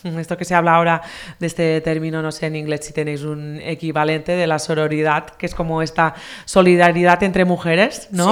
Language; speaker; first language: Spanish; native; Spanish